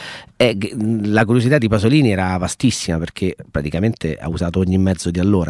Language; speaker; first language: Italian; native; Italian